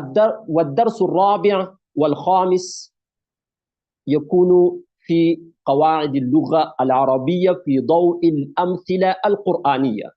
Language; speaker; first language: Arabic; non-native, fluent; Urdu